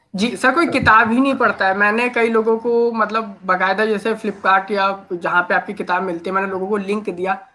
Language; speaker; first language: Hindi; native; Hindi